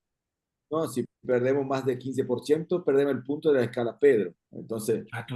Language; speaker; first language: Spanish; non-native, fluent; Portuguese